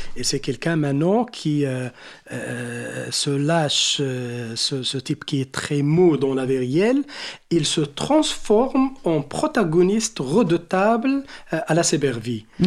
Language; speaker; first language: French; non-native, local second language; Arabic